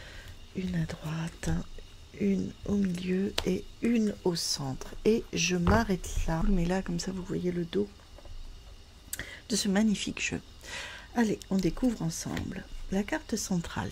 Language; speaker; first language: French; native; French